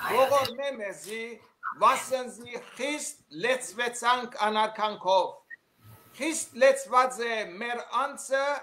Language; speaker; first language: Armenian; early bilingual, heritage; Armenian